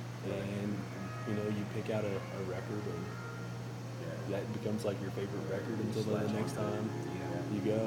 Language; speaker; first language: English; native; English